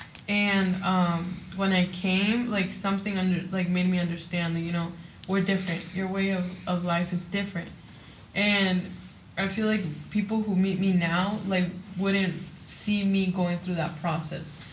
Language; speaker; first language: English; early bilingual, other home language; Spanish